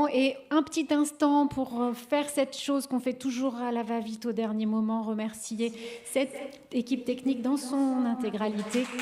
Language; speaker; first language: French; native; French